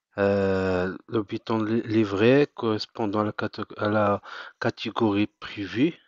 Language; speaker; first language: French; non-native, local second language; Arabic